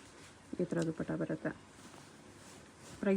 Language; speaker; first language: Kannada; native; Kannada